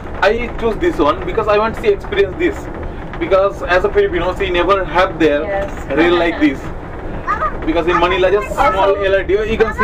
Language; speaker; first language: English; non-native, learner; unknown